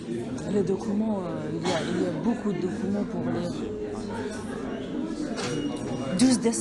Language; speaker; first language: French; non-native, learner; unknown